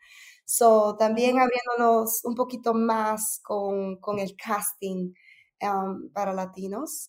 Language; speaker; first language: Spanish; early bilingual, heritage; Spanish